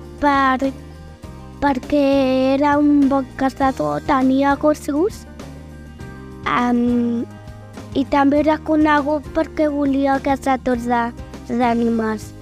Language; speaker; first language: Catalan; non-native, local second language; Spanish